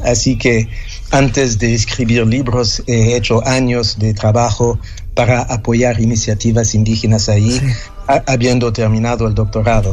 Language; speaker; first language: Spanish; non-native, fluent; French